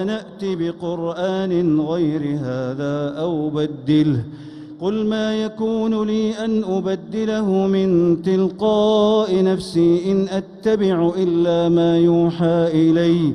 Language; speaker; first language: Arabic; native; Arabic